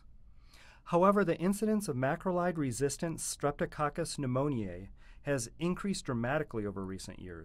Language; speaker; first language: English; native; English